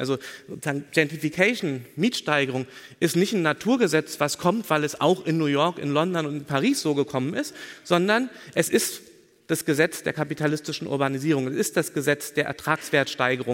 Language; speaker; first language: German; native; German